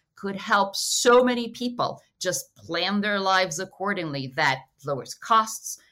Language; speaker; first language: English; non-native, fluent; Portuguese